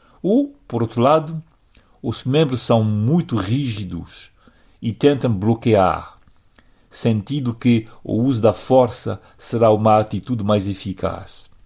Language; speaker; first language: Portuguese; non-native, fluent; French